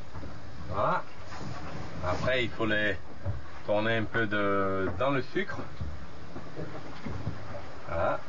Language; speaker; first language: French; non-native, fluent; Italian